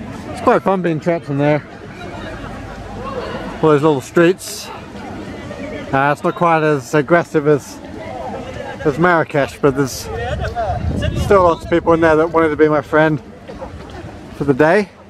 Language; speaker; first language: English; native; English